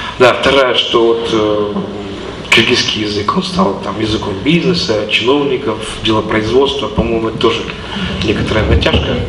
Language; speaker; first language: Russian; native; Russian